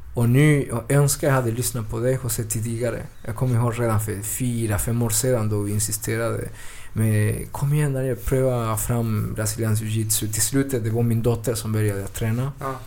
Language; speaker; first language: Swedish; early bilingual, other home language; Spanish